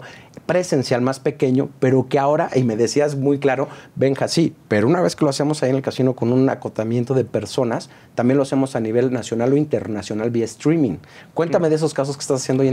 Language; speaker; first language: Spanish; native; Spanish